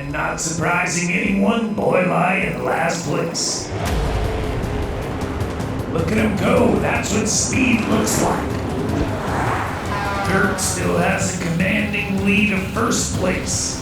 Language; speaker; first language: English; native; English